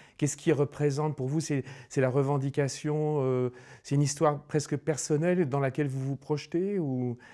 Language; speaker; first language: French; native; French